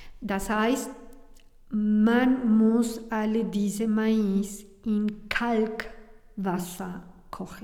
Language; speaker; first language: German; non-native, learner; Spanish